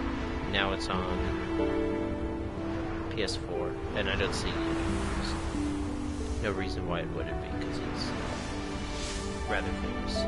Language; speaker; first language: English; native; English